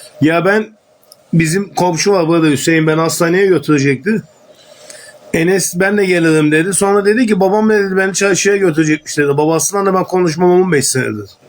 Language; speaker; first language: Turkish; native; Turkish